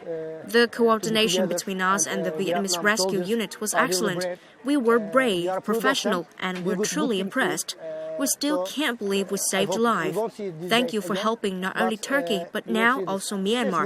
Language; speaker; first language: English; non-native, fluent; Vietnamese